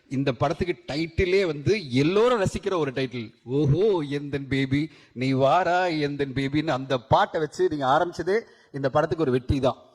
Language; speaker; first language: Tamil; native; Tamil